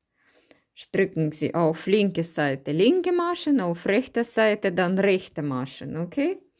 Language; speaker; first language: German; non-native, learner; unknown